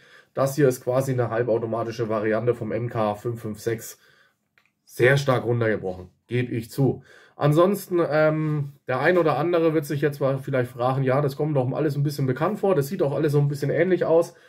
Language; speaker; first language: German; native; German